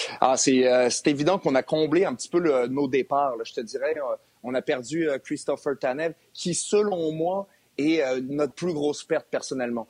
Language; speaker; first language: French; native; French